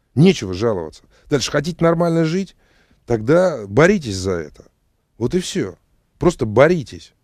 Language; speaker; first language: Russian; native; Russian